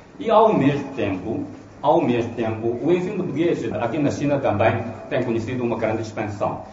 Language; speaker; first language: Portuguese; non-native, fluent; Chinese